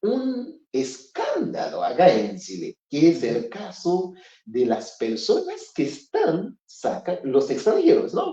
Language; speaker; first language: Spanish; non-native, fluent; Haitian Creole